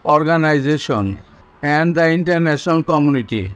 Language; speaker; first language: English; non-native, learner; Bangla